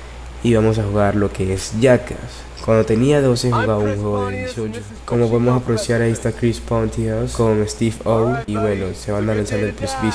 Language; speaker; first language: Spanish; native; Spanish